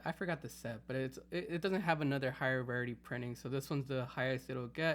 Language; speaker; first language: English; native; English